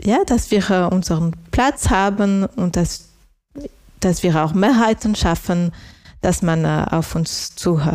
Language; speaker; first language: German; non-native, local second language; French